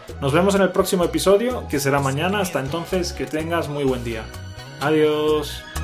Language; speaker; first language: Spanish; native; Spanish